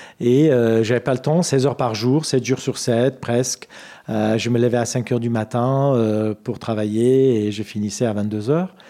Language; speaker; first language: French; non-native, fluent; Armenian